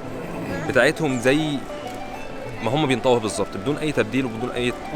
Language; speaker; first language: Arabic; native; Arabic